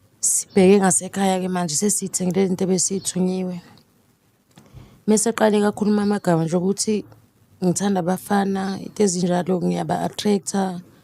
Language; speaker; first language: Zulu; native; Zulu